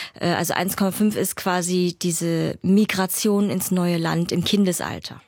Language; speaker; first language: German; early bilingual, other home language; Vietnamese